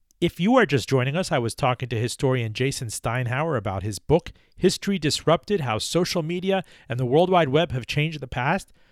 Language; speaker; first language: English; early bilingual, other home language; Persian